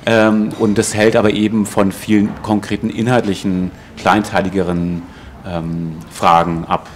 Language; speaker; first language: German; native; German